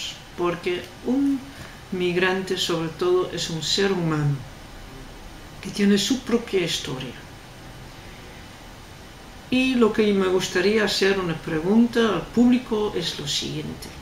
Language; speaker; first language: Spanish; non-native, fluent; Dutch